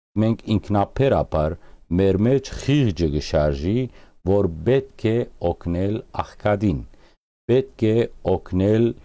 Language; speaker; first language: Armenian; early bilingual, heritage; Armenian